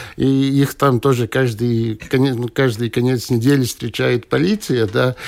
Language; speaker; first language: Russian; non-native, local second language; Latvian